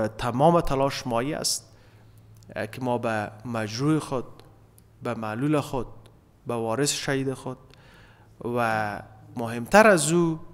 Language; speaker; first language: Persian; native; Persian